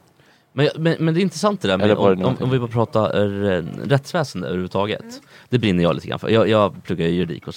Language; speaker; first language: Swedish; native; Swedish